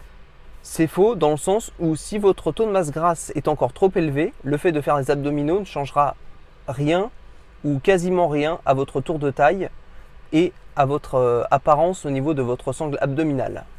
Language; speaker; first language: French; native; French